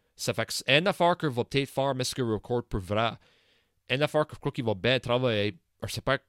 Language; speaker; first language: French; early bilingual, heritage; French